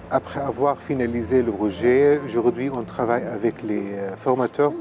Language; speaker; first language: French; non-native, fluent; Arabic